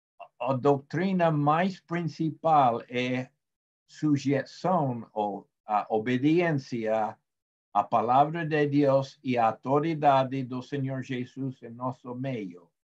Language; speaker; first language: Portuguese; non-native, fluent; Spanish